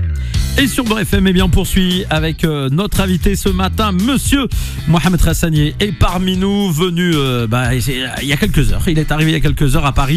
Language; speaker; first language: French; native; French